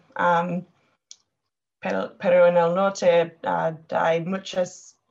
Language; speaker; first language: Spanish; non-native, learner; English